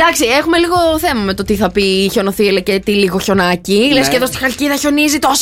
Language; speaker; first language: Greek; native; Greek